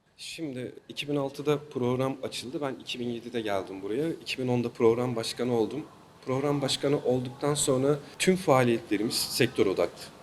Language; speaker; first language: Turkish; native; Turkish